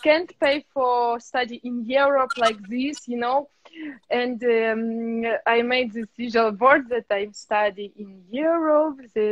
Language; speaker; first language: English; non-native, learner; Russian